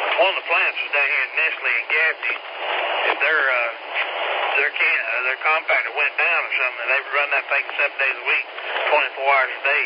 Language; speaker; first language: English; native; English